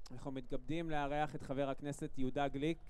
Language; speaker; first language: Hebrew; native; Hebrew